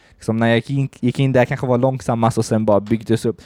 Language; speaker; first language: Swedish; early bilingual, other home language; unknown